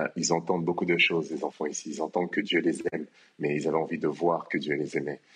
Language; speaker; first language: French; early bilingual, other home language; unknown